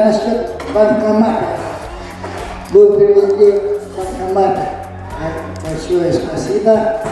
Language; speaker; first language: Russian; non-native, local second language; Yakut